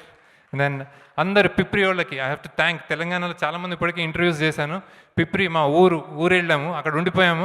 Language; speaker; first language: Telugu; native; Telugu